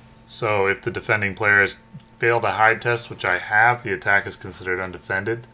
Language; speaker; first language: English; native; English